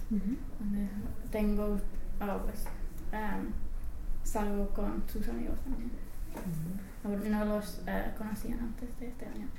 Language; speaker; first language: Spanish; non-native, fluent; English